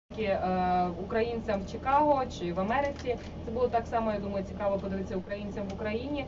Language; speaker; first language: Ukrainian; native; Ukrainian